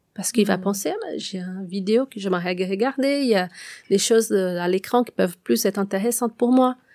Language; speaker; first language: French; non-native, fluent; Portuguese